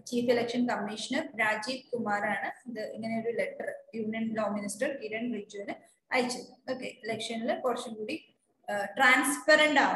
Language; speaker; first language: English; non-native, local second language; Malayalam